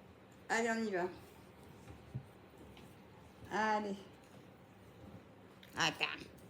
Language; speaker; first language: French; native; French